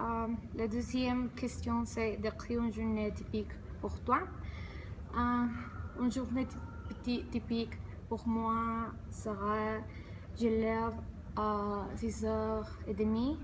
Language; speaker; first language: French; non-native, learner; Spanish